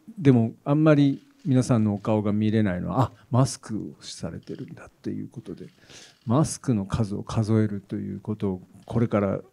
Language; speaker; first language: Japanese; native; Japanese